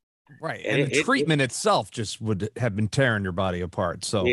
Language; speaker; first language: English; native; English